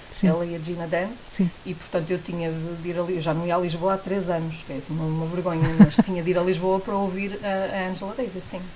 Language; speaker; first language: Portuguese; native; Portuguese